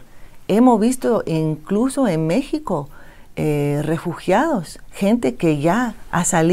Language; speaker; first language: Spanish; non-native, fluent; English